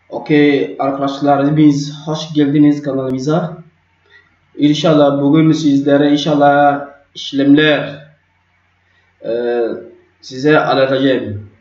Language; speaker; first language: Turkish; non-native, learner; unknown